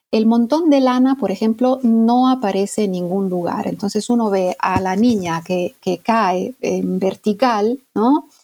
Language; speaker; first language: Spanish; non-native, fluent; Italian